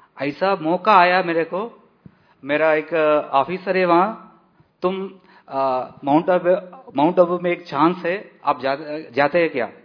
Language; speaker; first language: Hindi; non-native, local second language; Telugu